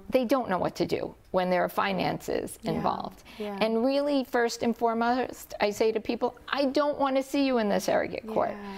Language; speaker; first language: English; native; English